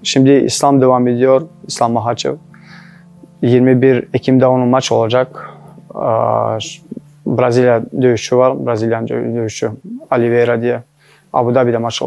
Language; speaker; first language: Turkish; non-native, learner; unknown